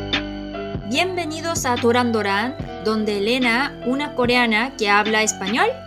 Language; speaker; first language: Spanish; non-native, fluent; Korean